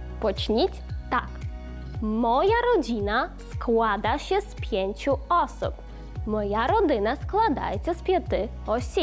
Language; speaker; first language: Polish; non-native, learner; Ukrainian